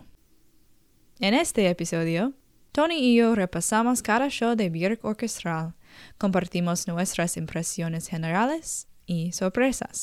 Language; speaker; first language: Spanish; non-native, learner; English